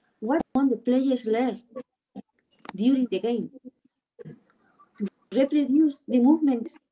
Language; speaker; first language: English; non-native, learner; Spanish